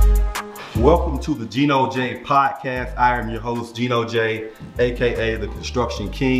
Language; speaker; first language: English; native; English